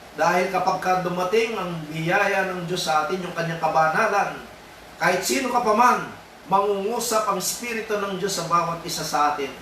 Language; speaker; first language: Filipino; native; Filipino